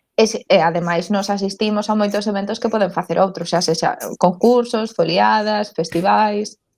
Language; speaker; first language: Galician; non-native, local second language; Spanish